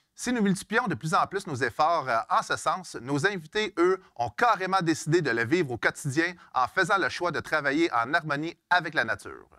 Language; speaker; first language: French; native; French